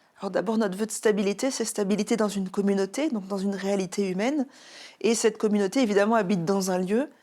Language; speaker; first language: French; native; French